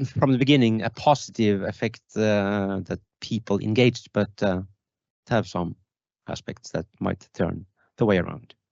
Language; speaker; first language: English; non-native, fluent; Norwegian